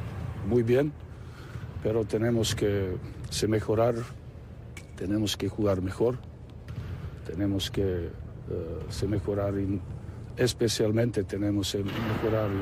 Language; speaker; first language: Spanish; non-native, fluent; Serbian